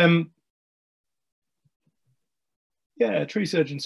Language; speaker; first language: English; native; English